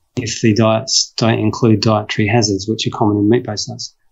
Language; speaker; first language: English; native; English